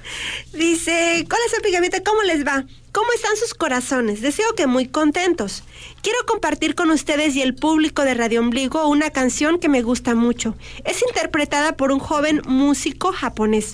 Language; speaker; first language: Spanish; native; Spanish